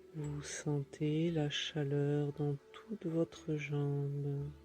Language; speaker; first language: French; native; French